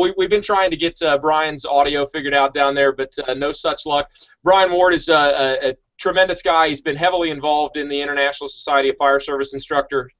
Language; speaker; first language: English; native; English